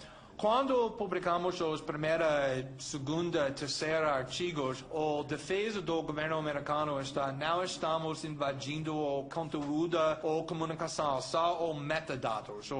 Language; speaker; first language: Portuguese; non-native, fluent; English